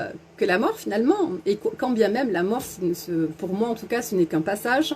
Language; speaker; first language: French; native; French